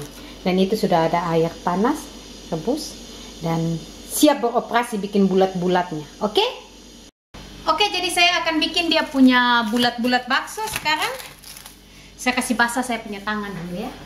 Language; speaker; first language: Indonesian; non-native, local second language; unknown